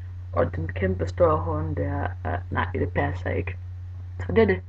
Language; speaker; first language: Danish; non-native, learner; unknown